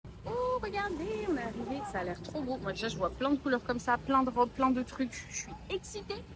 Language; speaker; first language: French; native; French